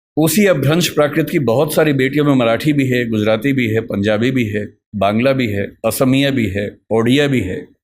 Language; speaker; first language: Hindi; native; Hindi